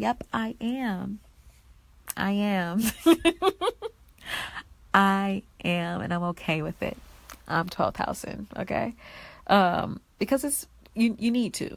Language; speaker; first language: English; native; English